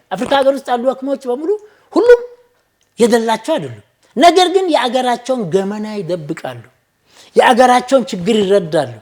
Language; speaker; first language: Amharic; non-native, local second language; Oromo